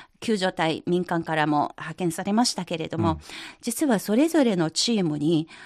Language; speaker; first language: Japanese; non-native, fluent; Chinese